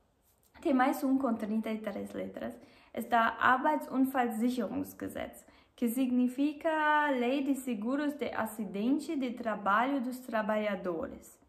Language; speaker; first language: Portuguese; non-native, learner; German